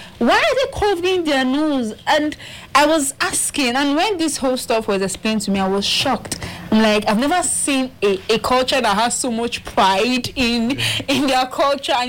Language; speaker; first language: English; non-native, local second language; Igbo